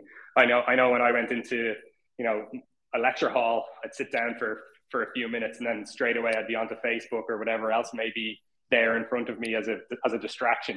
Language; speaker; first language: English; native; English